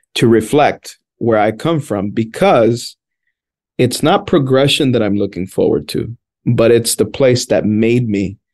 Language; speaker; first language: English; early bilingual, other home language; Spanish